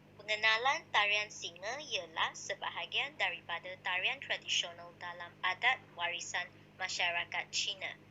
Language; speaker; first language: Malay; non-native, local second language; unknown